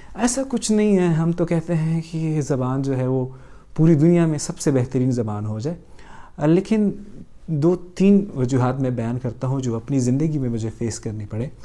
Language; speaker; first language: Urdu; non-native, local second language; Pashto